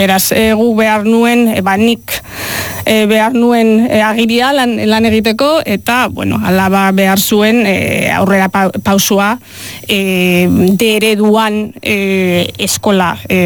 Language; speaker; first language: Basque; non-native, local second language; Spanish